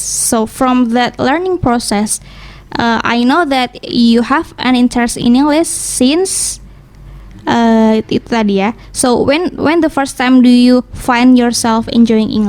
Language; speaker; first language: English; non-native, learner; Indonesian